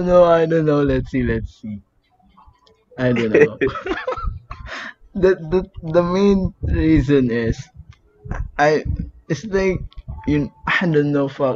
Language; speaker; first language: English; non-native, learner; Filipino